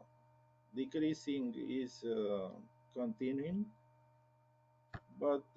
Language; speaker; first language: English; non-native, learner; Romanian